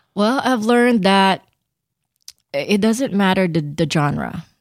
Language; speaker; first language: English; early bilingual, other home language; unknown